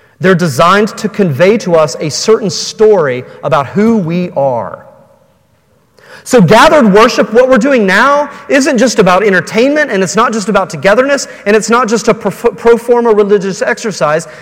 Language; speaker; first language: English; native; English